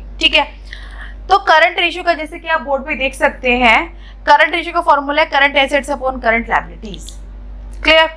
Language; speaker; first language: Hindi; native; Hindi